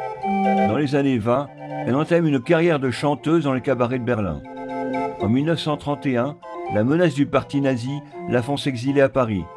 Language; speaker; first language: French; native; French